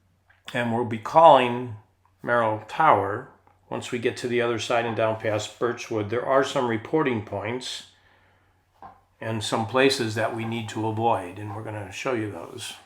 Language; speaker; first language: English; native; English